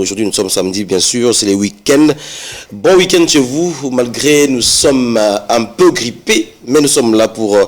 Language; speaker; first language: French; non-native, local second language; Lingala